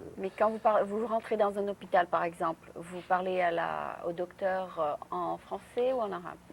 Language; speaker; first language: French; native; French